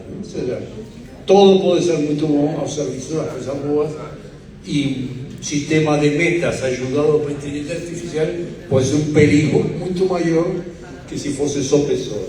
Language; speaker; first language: Portuguese; non-native, fluent; Spanish